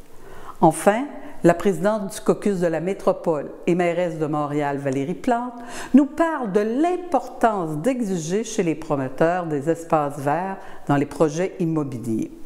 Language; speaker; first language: French; native; French